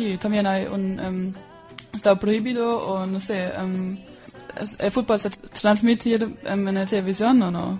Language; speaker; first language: Spanish; non-native, fluent; German